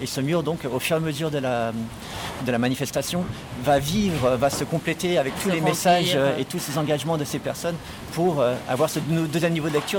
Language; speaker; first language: French; native; French